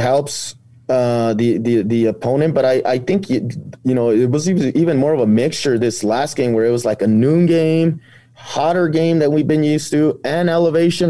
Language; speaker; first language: English; native; English